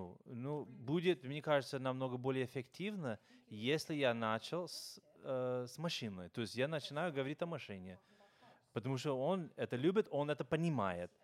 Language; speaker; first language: Russian; non-native, fluent; English